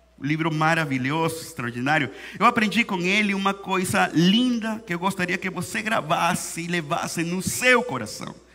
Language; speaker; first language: Portuguese; non-native, fluent; Spanish